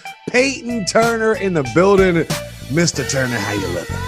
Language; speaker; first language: English; native; English